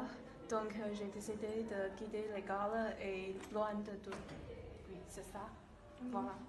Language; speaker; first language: French; non-native, learner; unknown